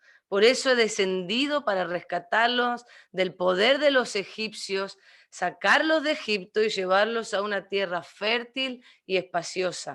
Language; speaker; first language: Spanish; native; Spanish